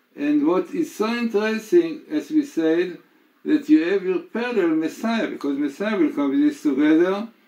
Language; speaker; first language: English; non-native, fluent; Hebrew